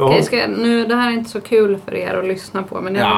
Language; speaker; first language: Swedish; native; Swedish